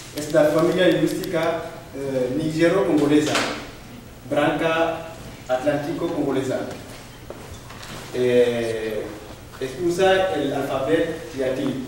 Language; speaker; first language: Catalan; non-native, learner; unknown